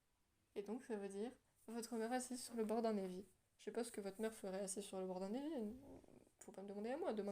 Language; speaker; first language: French; native; French